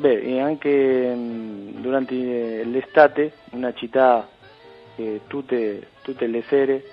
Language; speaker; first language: Italian; early bilingual, heritage; Spanish